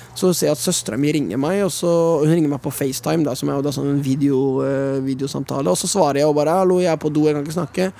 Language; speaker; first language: Norwegian; native; Norwegian